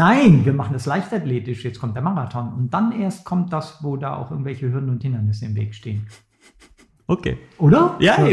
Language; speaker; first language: German; native; German